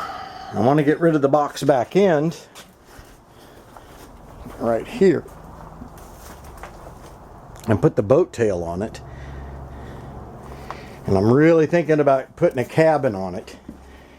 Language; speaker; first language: English; native; English